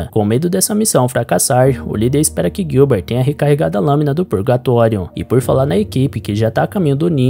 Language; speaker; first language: Portuguese; native; Portuguese